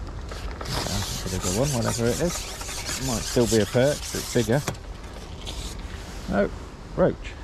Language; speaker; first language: English; native; English